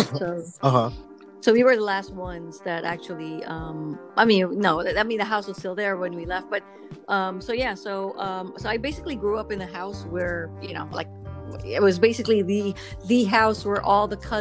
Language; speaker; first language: English; non-native, local second language; Filipino